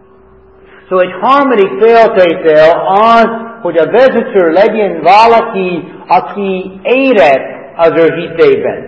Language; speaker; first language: Hungarian; non-native, fluent; English